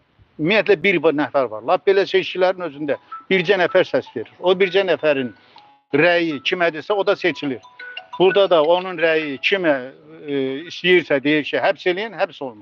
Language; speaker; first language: Azerbaijani; native; Azerbaijani